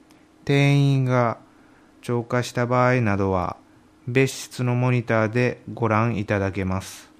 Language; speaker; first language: Japanese; native; Japanese